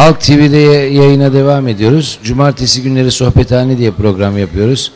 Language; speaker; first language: Turkish; native; Turkish